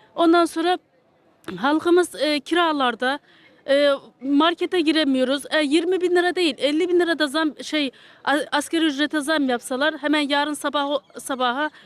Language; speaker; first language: Turkish; native; Turkish